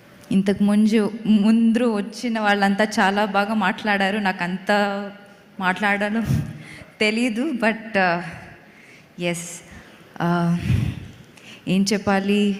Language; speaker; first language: Telugu; non-native, local second language; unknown